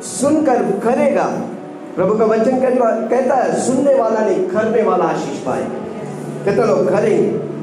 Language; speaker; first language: Hindi; non-native, local second language; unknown